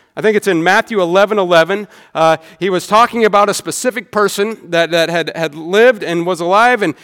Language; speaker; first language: English; native; English